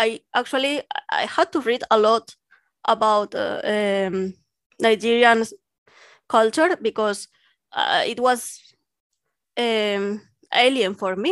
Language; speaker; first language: English; non-native, fluent; Catalan